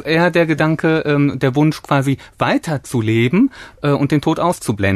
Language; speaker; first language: German; native; German